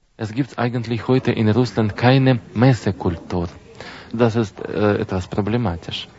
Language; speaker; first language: German; non-native, fluent; Russian